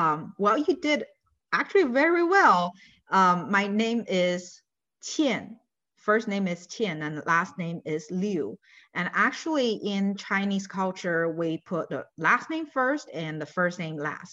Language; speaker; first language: English; non-native, fluent; Chinese